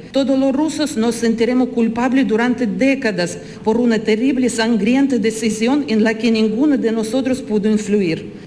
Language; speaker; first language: Spanish; non-native, fluent; Russian